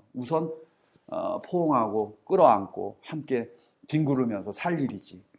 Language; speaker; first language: Korean; native; Korean